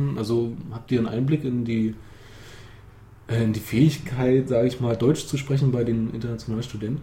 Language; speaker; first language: German; native; German